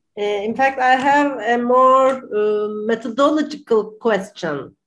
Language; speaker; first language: English; non-native, fluent; Turkish